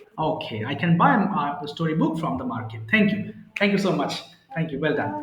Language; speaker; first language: English; non-native, fluent; Bangla